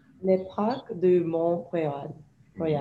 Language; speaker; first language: French; non-native, learner; English